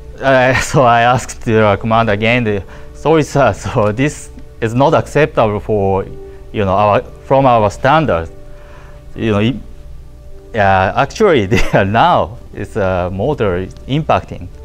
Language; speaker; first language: English; non-native, learner; Japanese